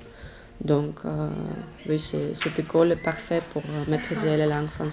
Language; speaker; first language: French; non-native, learner; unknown